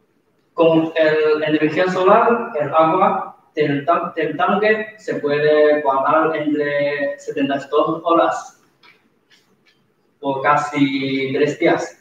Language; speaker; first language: Spanish; non-native, learner; Chinese